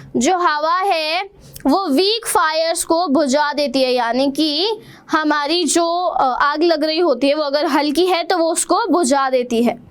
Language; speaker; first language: Hindi; native; Hindi